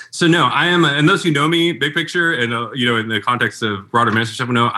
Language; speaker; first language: English; native; English